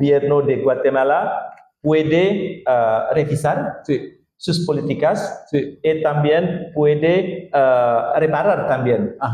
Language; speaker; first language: Spanish; non-native, learner; Indonesian